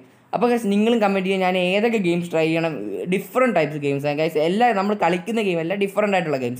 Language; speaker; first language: Malayalam; native; Malayalam